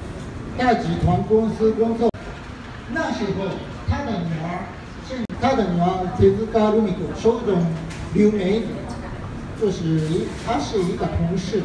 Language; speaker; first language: Chinese; non-native, fluent; Japanese